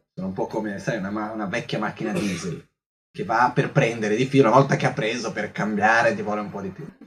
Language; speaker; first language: Italian; non-native, fluent; Portuguese